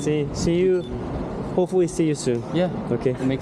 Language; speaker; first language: English; non-native, learner; Korean